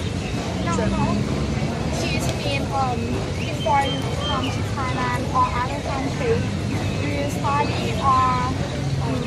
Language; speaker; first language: English; non-native, learner; Thai